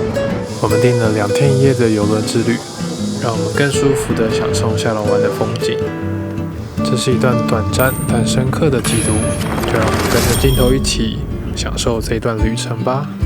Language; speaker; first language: Chinese; native; Chinese